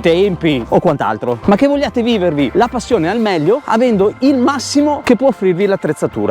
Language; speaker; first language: Italian; native; Italian